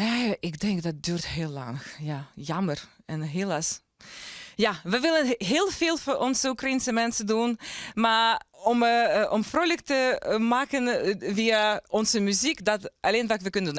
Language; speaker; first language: Dutch; non-native, learner; Ukrainian